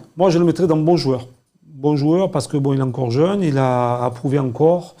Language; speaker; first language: French; native; French